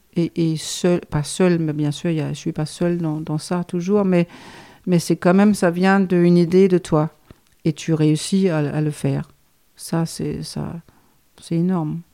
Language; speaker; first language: French; non-native, fluent; Danish